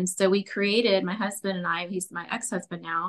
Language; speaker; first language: English; native; English